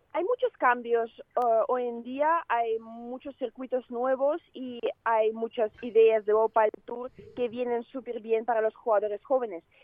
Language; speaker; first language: Spanish; non-native, fluent; Russian